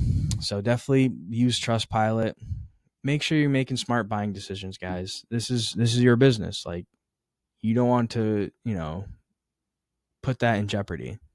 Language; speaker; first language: English; native; English